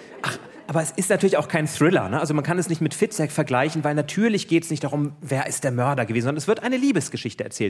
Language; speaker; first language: German; native; German